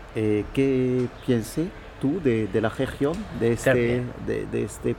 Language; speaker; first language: Spanish; non-native, learner; French